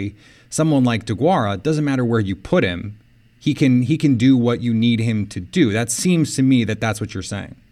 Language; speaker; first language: English; native; English